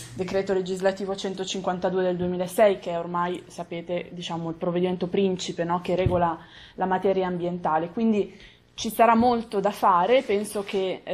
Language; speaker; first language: Italian; native; Italian